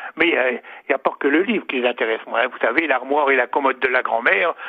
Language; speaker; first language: French; native; French